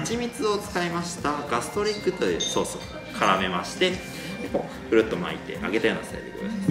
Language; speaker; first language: Japanese; native; Japanese